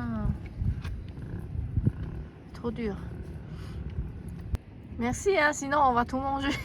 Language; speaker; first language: French; non-native, learner; Chinese